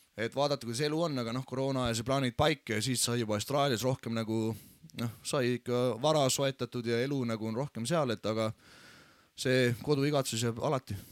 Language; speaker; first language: Estonian; native; Estonian